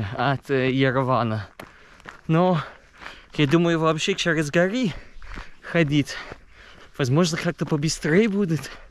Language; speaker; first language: Russian; non-native, fluent; English